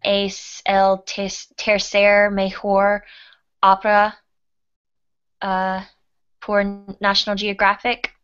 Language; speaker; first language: Spanish; non-native, learner; English